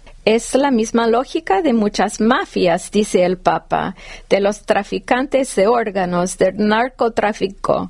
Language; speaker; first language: Spanish; non-native, fluent; English